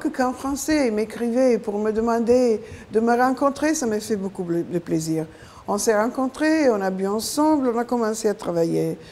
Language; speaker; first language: French; non-native, fluent; Italian